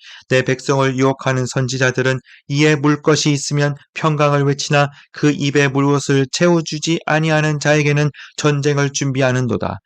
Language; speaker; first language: Korean; native; Korean